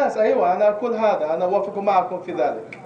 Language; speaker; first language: Arabic; non-native, learner; English